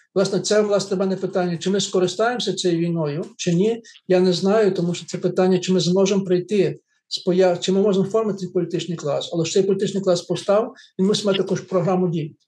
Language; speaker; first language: Ukrainian; native; Ukrainian